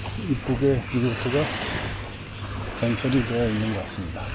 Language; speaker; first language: Korean; native; Korean